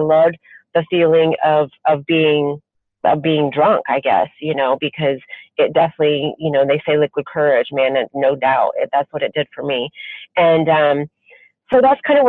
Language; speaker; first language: English; native; English